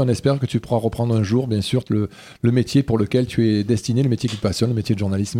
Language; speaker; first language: French; native; French